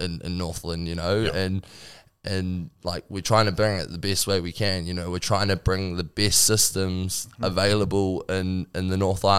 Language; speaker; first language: English; native; English